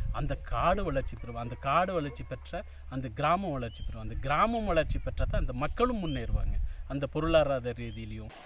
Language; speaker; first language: Tamil; non-native, local second language; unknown